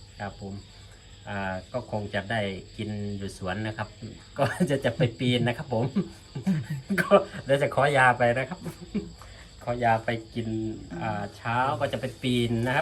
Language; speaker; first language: Thai; non-native, local second language; Northeastern Thai